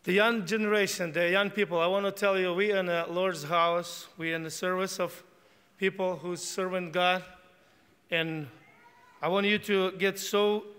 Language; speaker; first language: English; non-native, fluent; Ukrainian